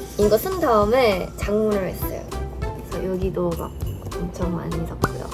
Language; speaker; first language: Korean; non-native, fluent; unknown